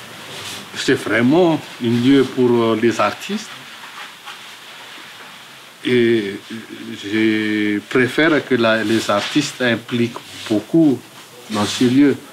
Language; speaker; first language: French; non-native, local second language; Malagasy